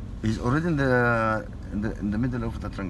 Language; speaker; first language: English; non-native, local second language; Arabic